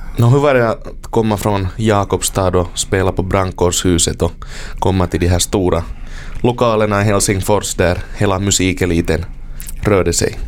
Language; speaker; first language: Swedish; native; Swedish